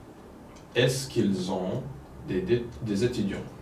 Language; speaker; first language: French; non-native, fluent; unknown